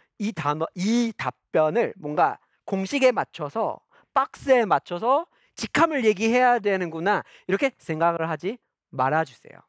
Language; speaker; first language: Korean; non-native, fluent; English